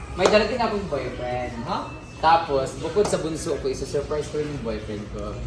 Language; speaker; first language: Filipino; native; Filipino